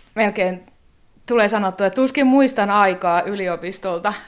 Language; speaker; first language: Finnish; native; Finnish